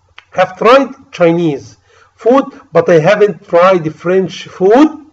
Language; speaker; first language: English; non-native, fluent; Arabic